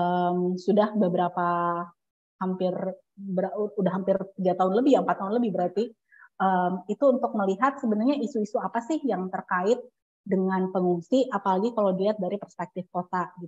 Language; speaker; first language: Indonesian; native; Indonesian